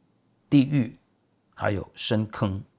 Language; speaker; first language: Chinese; native; Chinese